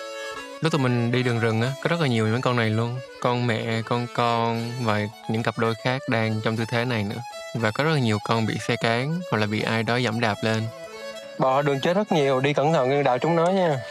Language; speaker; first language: Vietnamese; native; Vietnamese